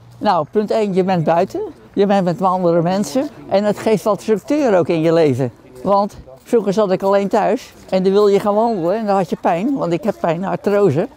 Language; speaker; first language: Dutch; native; Dutch